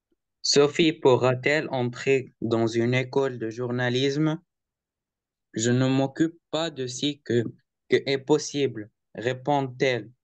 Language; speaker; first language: French; non-native, learner; Arabic